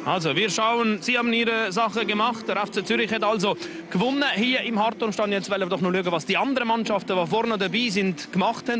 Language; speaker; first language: German; native; German